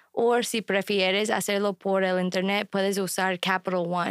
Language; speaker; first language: Spanish; non-native, fluent; English